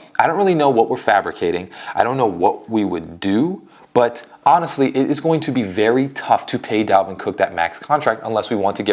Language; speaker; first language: English; native; English